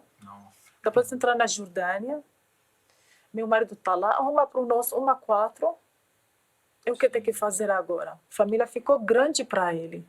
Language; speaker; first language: Portuguese; non-native, learner; Arabic